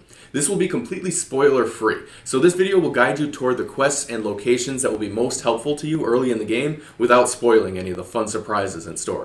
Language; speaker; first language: English; native; English